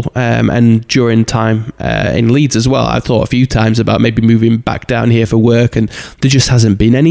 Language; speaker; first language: English; native; English